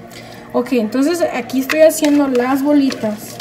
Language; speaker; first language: Spanish; early bilingual, heritage; Spanish